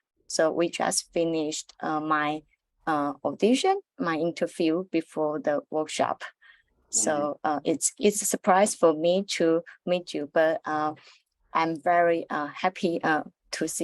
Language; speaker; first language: English; non-native, learner; Chinese